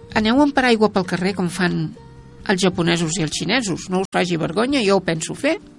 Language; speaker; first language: Catalan; native; Catalan